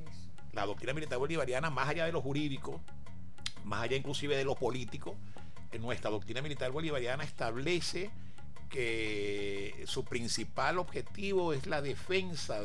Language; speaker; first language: Spanish; native; Spanish